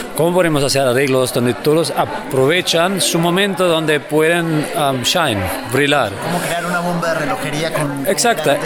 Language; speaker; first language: Spanish; non-native, fluent; German